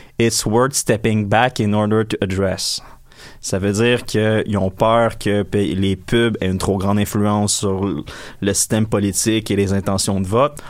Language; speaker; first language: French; native; French